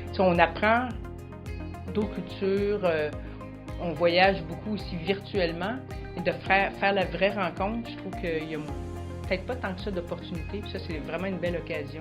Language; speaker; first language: French; native; French